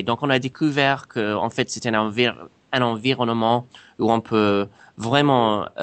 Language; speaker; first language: French; non-native, fluent; English